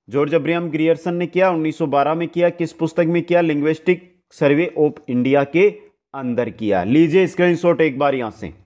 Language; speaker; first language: Hindi; native; Hindi